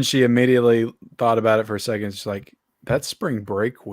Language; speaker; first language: English; native; English